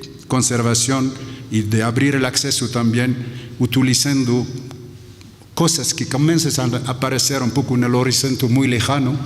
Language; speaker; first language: Spanish; non-native, fluent; Arabic